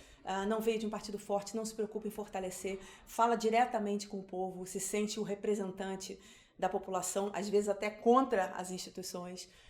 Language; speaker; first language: Portuguese; native; Portuguese